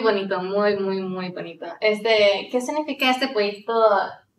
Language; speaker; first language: Spanish; early bilingual, other home language; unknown